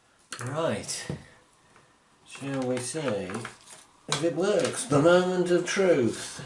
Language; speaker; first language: English; native; English